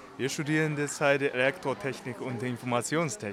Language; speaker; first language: German; non-native, learner; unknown